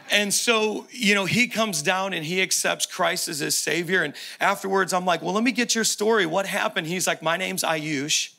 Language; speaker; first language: English; native; English